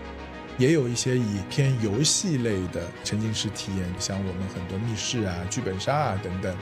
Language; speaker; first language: Chinese; native; Chinese